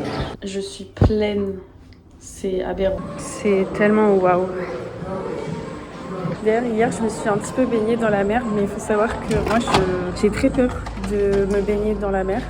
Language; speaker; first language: French; native; French